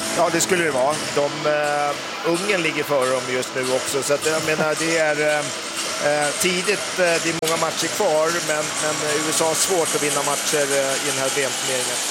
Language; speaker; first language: Swedish; native; Swedish